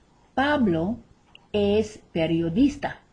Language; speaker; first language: Spanish; non-native, fluent; English